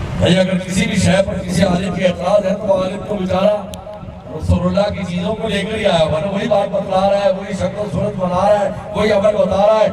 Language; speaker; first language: Urdu; non-native, local second language; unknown